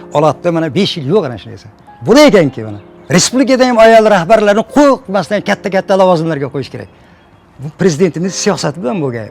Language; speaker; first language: Uzbek; native; Uzbek